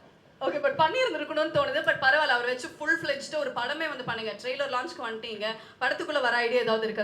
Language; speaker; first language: Tamil; native; Tamil